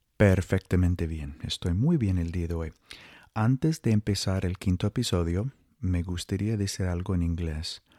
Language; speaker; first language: Spanish; non-native, fluent; English